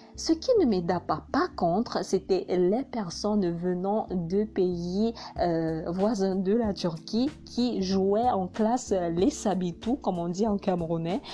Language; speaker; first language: French; non-native, local second language; Hausa